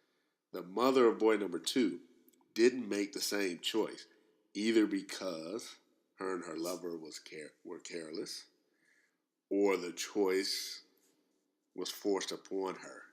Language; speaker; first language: English; native; English